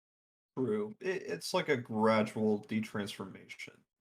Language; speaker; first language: English; native; English